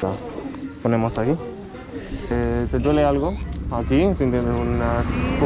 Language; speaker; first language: Spanish; non-native, learner; English